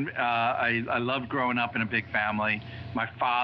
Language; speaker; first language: English; native; English